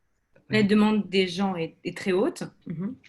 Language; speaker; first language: French; native; French